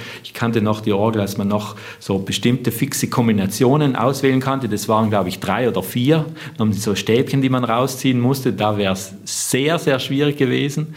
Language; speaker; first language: German; native; German